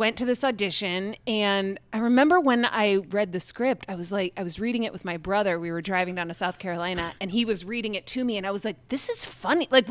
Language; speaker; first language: English; native; English